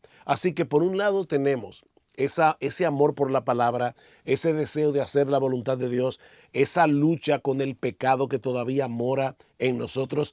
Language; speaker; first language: Spanish; native; Spanish